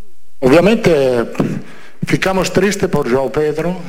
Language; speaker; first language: Portuguese; non-native, fluent; Italian